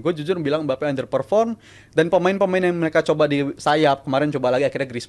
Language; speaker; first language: Indonesian; native; Indonesian